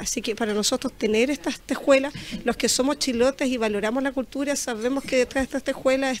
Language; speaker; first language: Spanish; native; Spanish